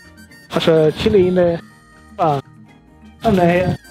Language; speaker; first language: Danish; non-native, learner; Swahili